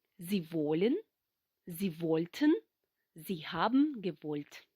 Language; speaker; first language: German; non-native, fluent; Ukrainian